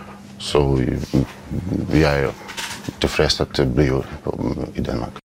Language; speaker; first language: Danish; non-native, learner; Ukrainian